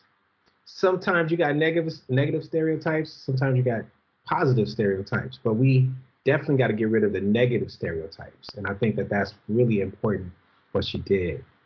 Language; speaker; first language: English; native; English